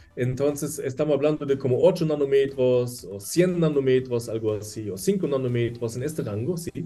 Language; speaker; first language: Spanish; non-native, fluent; German